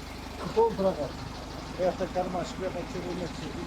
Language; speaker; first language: Russian; non-native, local second language; Kyrgyz